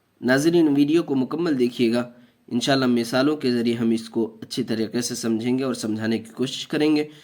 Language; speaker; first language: Urdu; native; Urdu